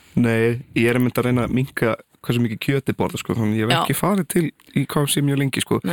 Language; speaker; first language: Icelandic; early bilingual, other home language; Portuguese